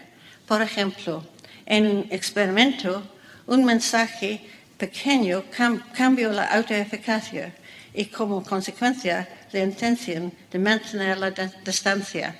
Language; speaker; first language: Spanish; non-native, fluent; English